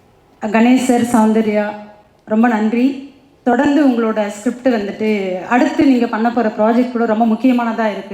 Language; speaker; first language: Tamil; native; Tamil